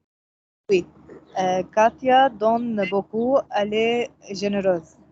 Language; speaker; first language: French; non-native, learner; Arabic